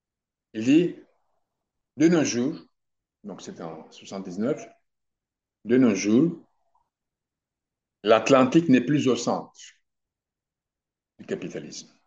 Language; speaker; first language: French; non-native, fluent; Turkish